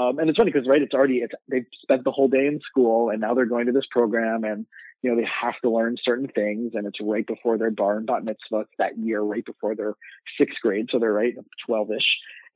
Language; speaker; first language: English; native; English